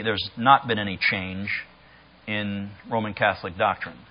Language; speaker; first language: English; native; English